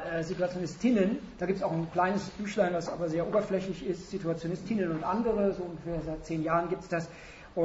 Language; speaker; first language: German; native; German